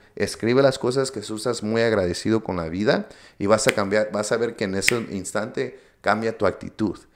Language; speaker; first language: Spanish; early bilingual, heritage; Spanish